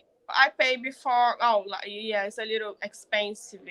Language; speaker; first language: English; non-native, learner; Portuguese